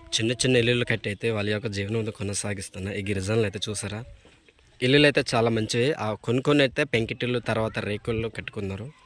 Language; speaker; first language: Telugu; non-native, local second language; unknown